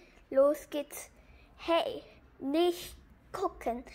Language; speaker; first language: German; early bilingual, other home language; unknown